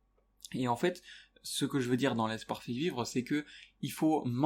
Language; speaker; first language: French; native; French